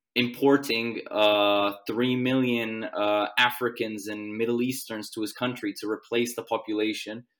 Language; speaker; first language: English; non-native, fluent; Swedish